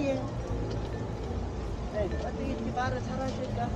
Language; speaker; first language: Korean; native; Korean